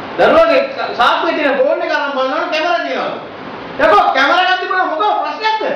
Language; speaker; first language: Sinhala; non-native, local second language; Tamil